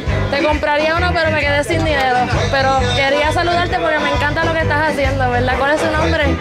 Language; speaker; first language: Spanish; early bilingual, heritage; Spanish